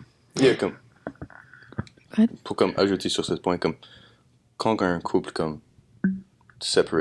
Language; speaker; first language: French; non-native, local second language; English